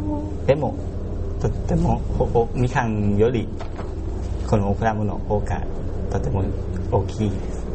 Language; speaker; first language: Japanese; non-native, learner; Thai